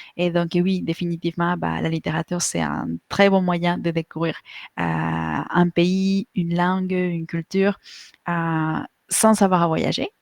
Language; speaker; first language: French; non-native, fluent; Spanish